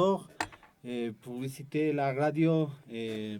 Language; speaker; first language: French; non-native, learner; Spanish